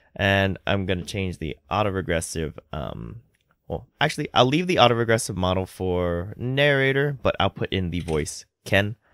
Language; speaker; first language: English; native; English